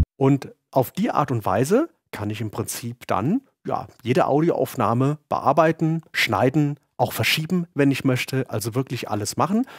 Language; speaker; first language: German; native; German